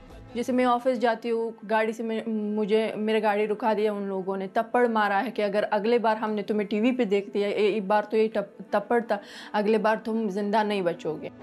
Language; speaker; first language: Hindi; non-native, fluent; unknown